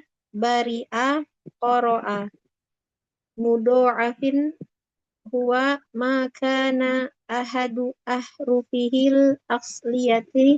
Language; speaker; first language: Arabic; non-native, learner; Indonesian